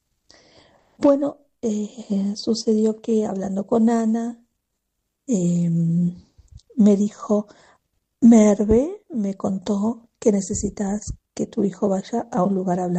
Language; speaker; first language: Spanish; native; Spanish